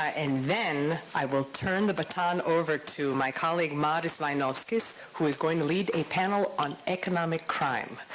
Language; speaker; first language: English; non-native, fluent; Latvian